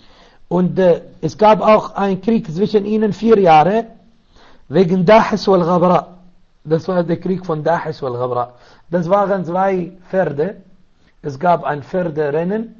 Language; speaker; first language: German; non-native, learner; Arabic